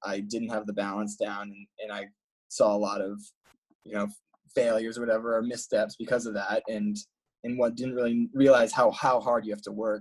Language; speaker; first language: English; native; English